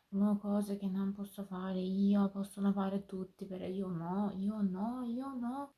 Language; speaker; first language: Italian; non-native, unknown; Turkish